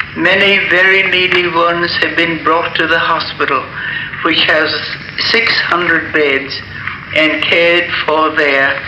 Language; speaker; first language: English; native; English